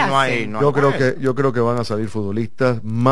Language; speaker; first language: Spanish; native; Spanish